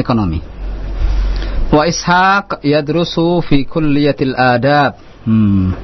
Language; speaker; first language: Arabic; non-native, fluent; Indonesian